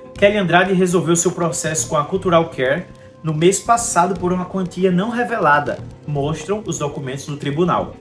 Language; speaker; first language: Portuguese; native; Portuguese